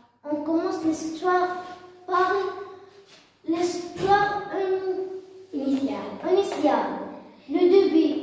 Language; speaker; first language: French; non-native, learner; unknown